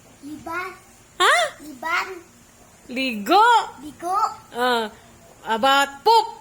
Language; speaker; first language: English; non-native, local second language; Cebuano